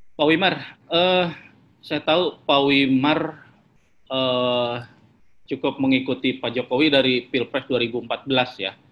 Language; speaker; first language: Indonesian; native; Indonesian